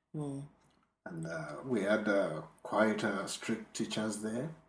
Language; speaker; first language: English; non-native, local second language; Yoruba